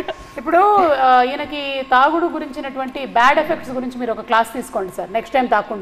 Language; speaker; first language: Telugu; native; Telugu